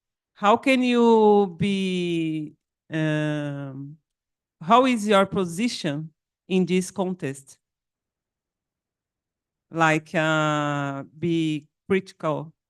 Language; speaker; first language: English; non-native, learner; Portuguese